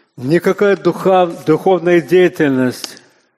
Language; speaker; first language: Russian; native; Russian